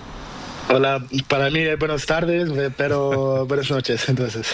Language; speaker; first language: Spanish; non-native, learner; Portuguese